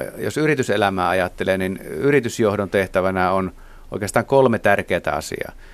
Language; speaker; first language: Finnish; native; Finnish